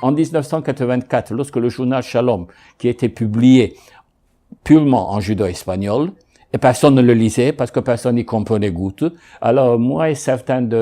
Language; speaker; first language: French; non-native, fluent; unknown